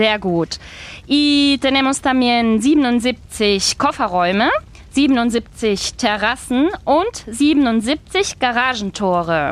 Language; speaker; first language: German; non-native, fluent; Spanish